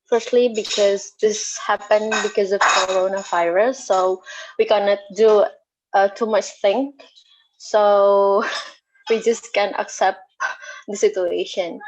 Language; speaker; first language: English; non-native, fluent; Indonesian